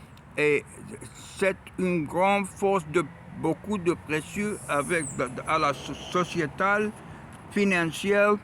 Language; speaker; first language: French; non-native, learner; Arabic